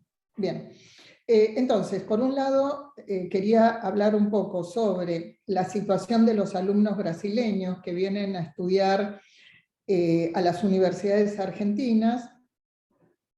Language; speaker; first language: Spanish; native; Spanish